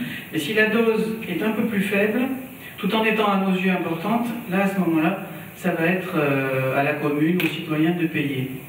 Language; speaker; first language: French; native; French